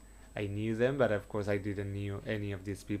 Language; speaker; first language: English; non-native, fluent; Spanish